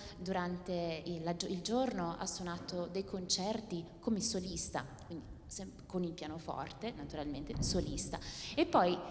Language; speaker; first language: Italian; native; Italian